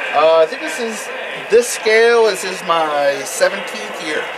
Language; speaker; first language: English; native; English